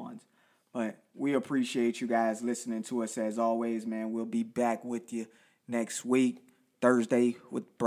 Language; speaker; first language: English; native; English